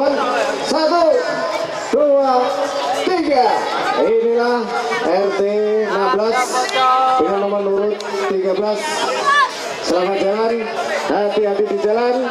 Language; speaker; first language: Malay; non-native, local second language; Javanese